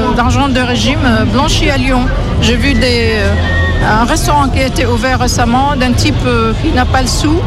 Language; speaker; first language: French; non-native, fluent; Kurdish